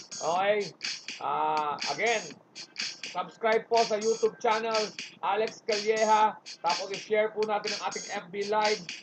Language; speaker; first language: Filipino; native; Filipino